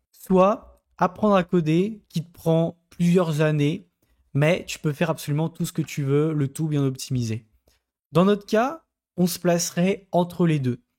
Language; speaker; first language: French; native; French